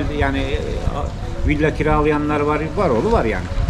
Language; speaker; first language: Turkish; native; Turkish